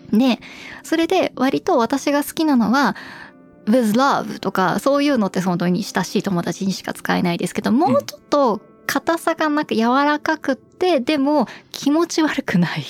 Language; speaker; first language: Japanese; early bilingual, heritage; Japanese